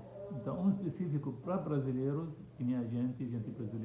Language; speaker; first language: Portuguese; non-native, fluent; Arabic